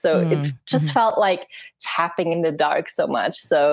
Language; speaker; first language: English; non-native, fluent; German